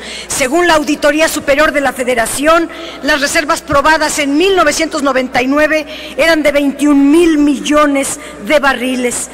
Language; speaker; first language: Spanish; native; Spanish